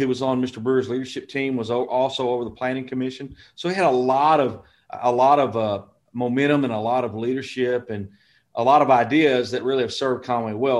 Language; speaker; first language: English; native; English